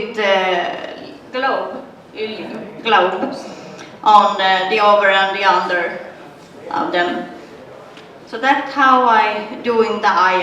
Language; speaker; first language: English; non-native, learner; Swedish